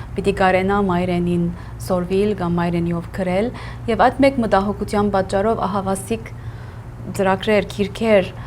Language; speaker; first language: Armenian; early bilingual, heritage; Armenian